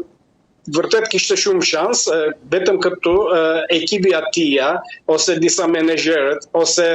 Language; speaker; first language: Albanian; early bilingual, heritage; Albanian